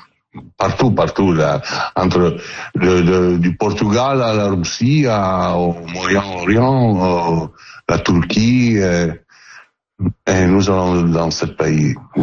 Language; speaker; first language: French; non-native, fluent; Italian